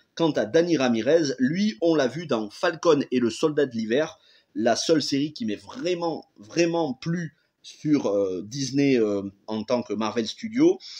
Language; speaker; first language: French; native; French